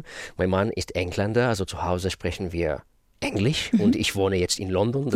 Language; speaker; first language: German; non-native, fluent; Russian